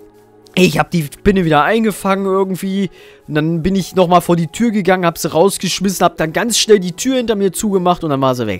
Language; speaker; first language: German; native; German